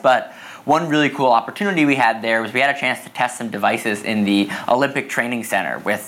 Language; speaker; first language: English; native; English